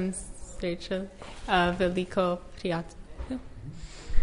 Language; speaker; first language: Slovenian; non-native, learner; French